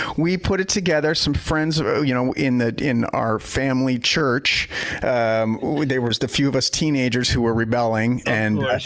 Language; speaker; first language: English; native; English